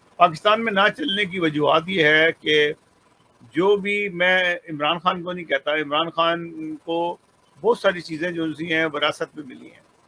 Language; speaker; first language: Urdu; native; Urdu